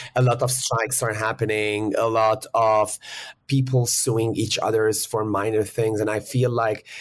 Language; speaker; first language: English; early bilingual, other home language; Arabic